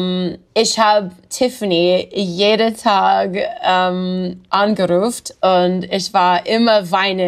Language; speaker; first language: German; non-native, learner; English